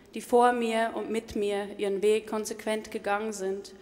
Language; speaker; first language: German; native; German